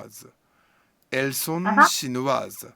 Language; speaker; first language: French; non-native, learner; English